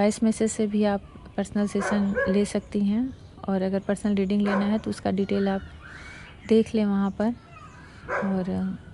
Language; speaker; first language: Hindi; native; Hindi